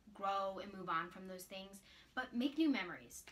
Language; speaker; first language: English; native; English